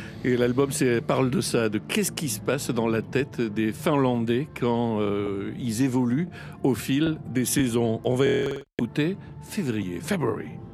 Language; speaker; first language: French; native; French